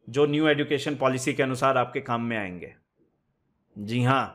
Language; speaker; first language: Hindi; native; Hindi